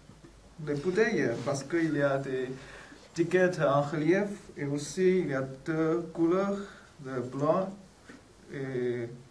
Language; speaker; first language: French; non-native, learner; Chinese